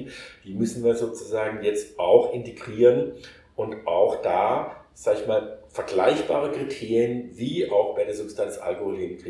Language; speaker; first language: German; native; German